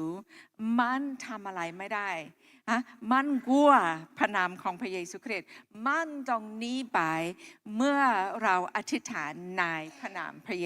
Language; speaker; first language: Thai; non-native, local second language; Akha